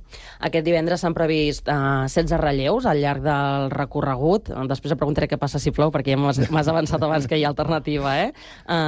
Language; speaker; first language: Catalan; native; Catalan